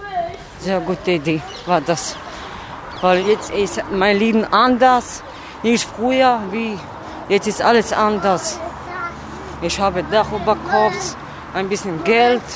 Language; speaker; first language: German; non-native, learner; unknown